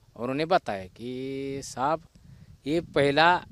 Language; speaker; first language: Hindi; non-native, local second language; Marathi